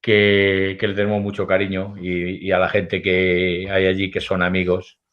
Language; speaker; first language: Spanish; native; Spanish